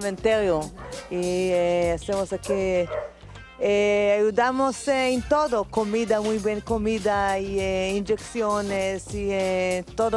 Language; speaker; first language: Spanish; non-native, learner; Hebrew